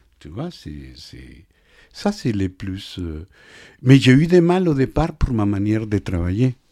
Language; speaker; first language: French; non-native, fluent; Spanish